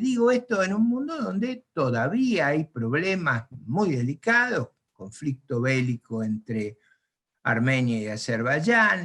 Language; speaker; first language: Spanish; native; Spanish